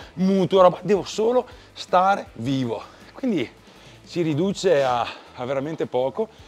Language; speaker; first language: Italian; non-native, local second language; Venetian